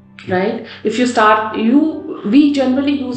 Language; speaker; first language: English; non-native, local second language; Hindi